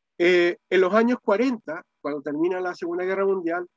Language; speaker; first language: Spanish; native; Spanish